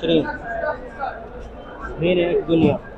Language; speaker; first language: Arabic; non-native, learner; Bangla